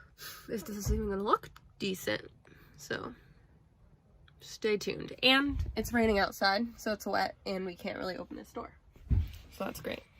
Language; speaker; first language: English; native; English